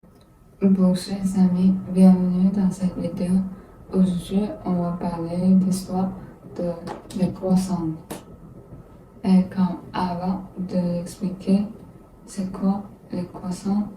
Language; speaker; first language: French; non-native, learner; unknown